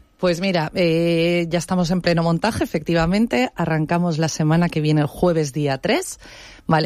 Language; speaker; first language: Spanish; native; Spanish